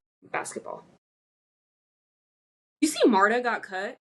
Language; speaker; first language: English; native; English